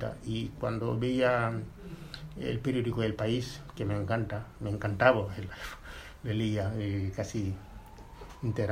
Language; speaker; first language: Spanish; non-native, fluent; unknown